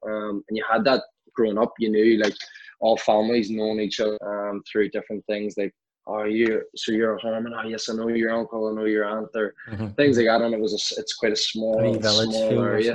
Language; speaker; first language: English; native; English